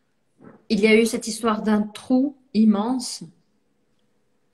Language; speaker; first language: French; non-native, fluent; Portuguese